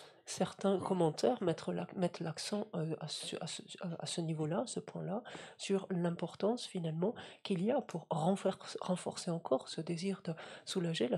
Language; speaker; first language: French; native; French